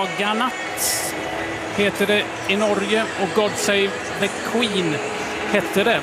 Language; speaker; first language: Swedish; native; Swedish